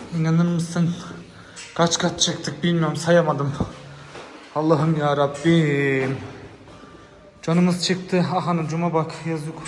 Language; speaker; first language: Turkish; native; Turkish